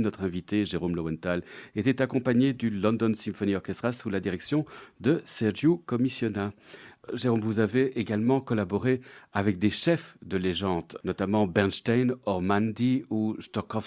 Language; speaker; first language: French; native; French